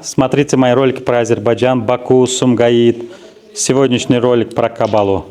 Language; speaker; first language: Russian; native; Russian